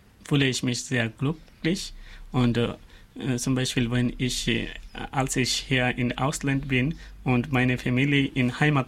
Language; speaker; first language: German; non-native, learner; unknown